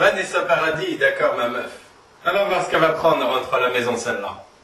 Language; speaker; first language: French; native; French